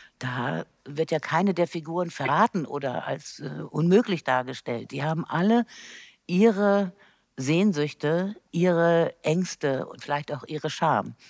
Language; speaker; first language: German; native; German